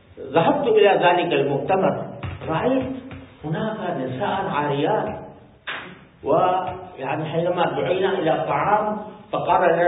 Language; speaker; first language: Arabic; non-native, fluent; Urdu